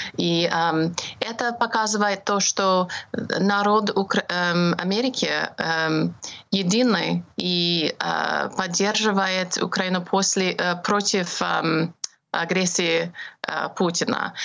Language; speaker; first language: Russian; non-native, fluent; English